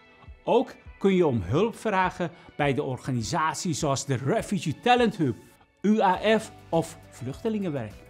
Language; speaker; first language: Dutch; non-native, fluent; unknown